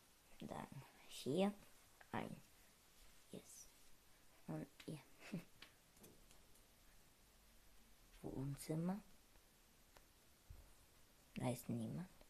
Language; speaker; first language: German; non-native, learner; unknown